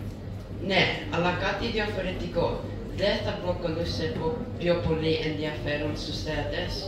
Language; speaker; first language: Greek; early bilingual, heritage; Greek